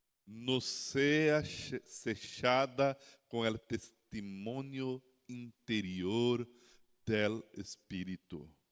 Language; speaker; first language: Spanish; non-native, learner; Portuguese